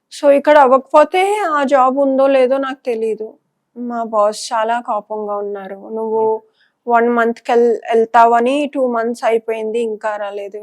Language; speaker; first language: Telugu; non-native, local second language; Punjabi